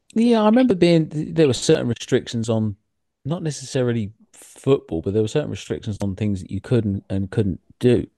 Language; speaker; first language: English; native; English